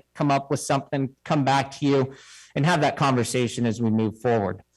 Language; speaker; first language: English; native; English